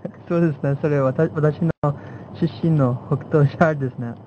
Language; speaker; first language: Japanese; non-native, fluent; English